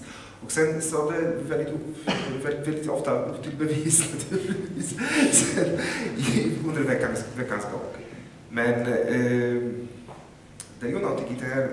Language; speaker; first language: Swedish; non-native, fluent; Polish